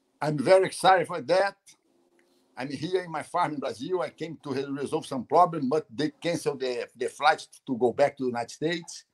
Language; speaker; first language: English; non-native, learner; Portuguese